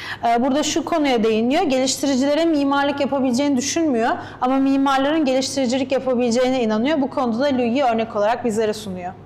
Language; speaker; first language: Turkish; native; Turkish